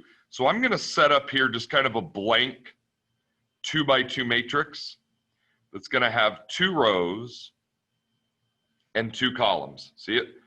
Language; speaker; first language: English; native; English